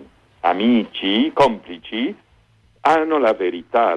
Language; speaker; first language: Italian; non-native, fluent; Spanish